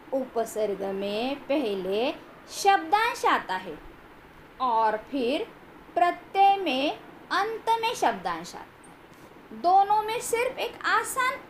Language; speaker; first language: Hindi; non-native, local second language; Marathi